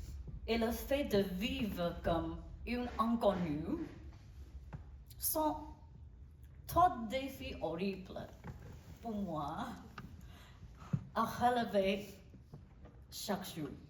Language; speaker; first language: French; non-native, learner; Burmese